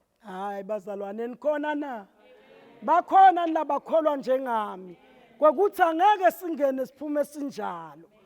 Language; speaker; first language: Zulu; non-native, local second language; Swati